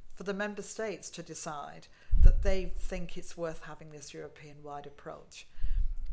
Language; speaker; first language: English; native; English